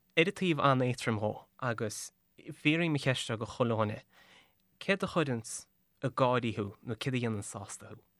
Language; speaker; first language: Irish; native; Irish